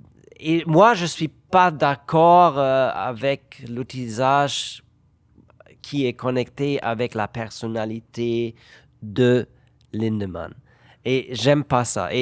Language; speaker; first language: French; non-native, fluent; German